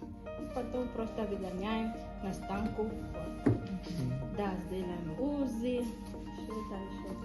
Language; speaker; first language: Russian; non-native, learner; Swahili